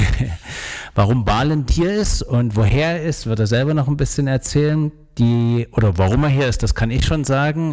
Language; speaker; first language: German; native; German